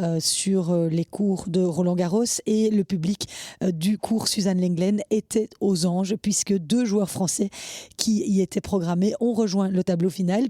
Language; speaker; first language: French; native; French